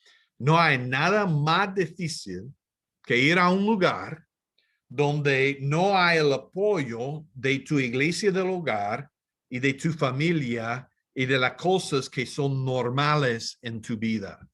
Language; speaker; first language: Spanish; non-native, fluent; English